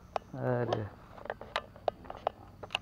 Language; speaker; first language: Malay; native; Malay